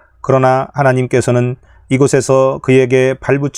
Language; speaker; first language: Korean; native; Korean